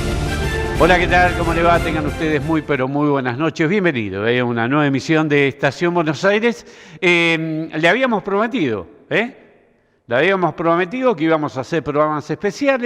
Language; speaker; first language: Spanish; native; Spanish